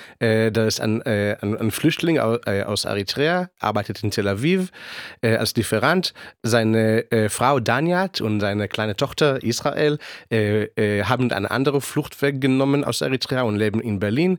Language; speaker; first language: German; non-native, fluent; Hebrew